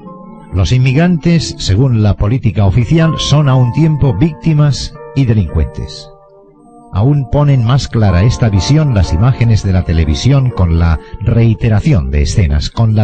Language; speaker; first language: Spanish; native; Spanish